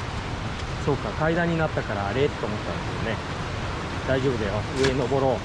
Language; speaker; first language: Japanese; native; Japanese